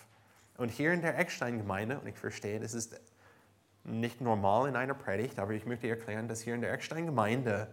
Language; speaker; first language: German; non-native, fluent; English